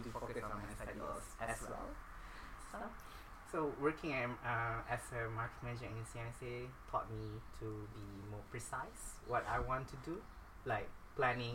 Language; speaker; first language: English; non-native, local second language; Malay